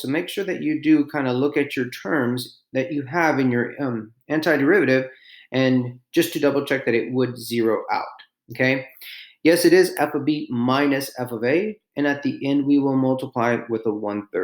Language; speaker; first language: English; native; English